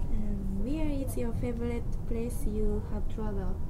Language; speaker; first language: English; non-native, learner; Japanese